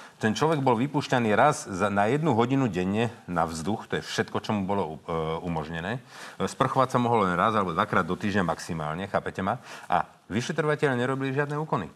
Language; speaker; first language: Slovak; native; Slovak